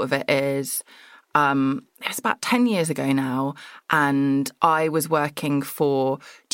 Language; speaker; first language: English; native; English